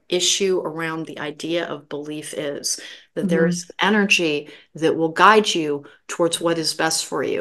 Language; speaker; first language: English; native; English